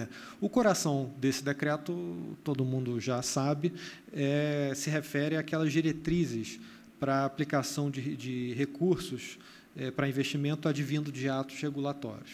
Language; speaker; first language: Portuguese; native; Portuguese